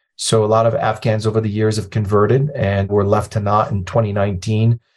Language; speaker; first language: English; early bilingual, other home language; Arabic